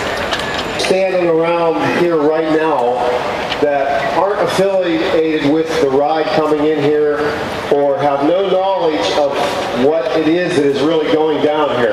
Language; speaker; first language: English; native; English